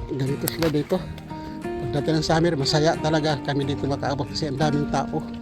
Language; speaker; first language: Filipino; non-native, local second language; Cebuano